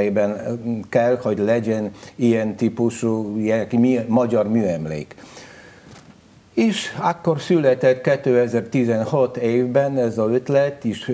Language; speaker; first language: Hungarian; non-native, learner; Polish